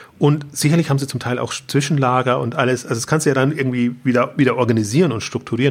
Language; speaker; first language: German; native; German